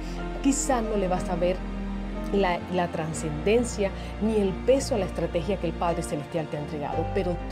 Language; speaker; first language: Spanish; native; Spanish